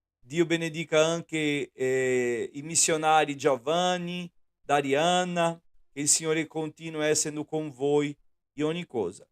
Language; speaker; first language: Italian; non-native, fluent; Portuguese